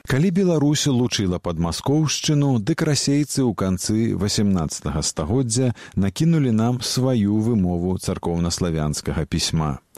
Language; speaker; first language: Belarusian; native; Belarusian